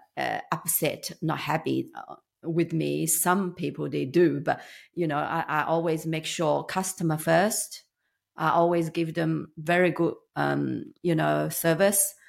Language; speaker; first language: English; non-native, learner; Chinese